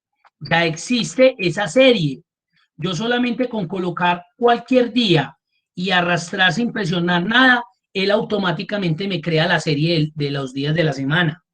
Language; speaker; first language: Spanish; native; Spanish